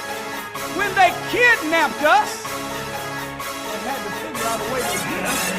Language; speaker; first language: English; native; English